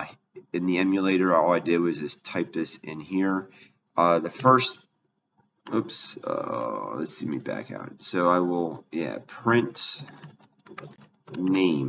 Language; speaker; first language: English; native; English